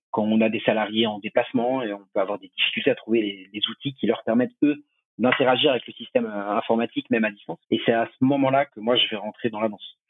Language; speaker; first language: French; native; French